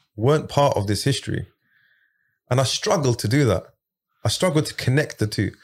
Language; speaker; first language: English; early bilingual, other home language; Arabic